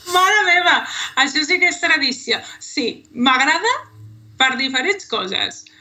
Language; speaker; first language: Catalan; native; Catalan